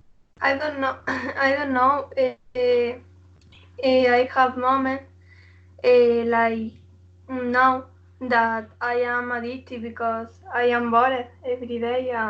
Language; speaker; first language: English; non-native, learner; Spanish